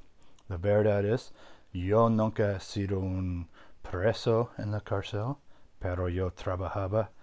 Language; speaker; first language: Spanish; non-native, fluent; English